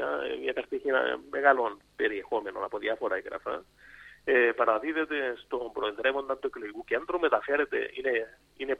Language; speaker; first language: Greek; native; Greek